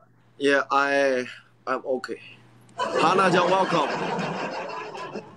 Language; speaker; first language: English; non-native, learner; Chinese